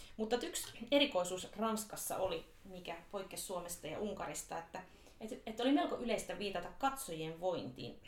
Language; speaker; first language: Finnish; native; Finnish